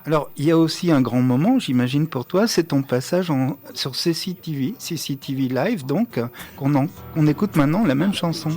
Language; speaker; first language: French; native; French